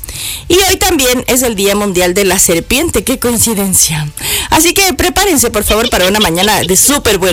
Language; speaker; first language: Spanish; native; Spanish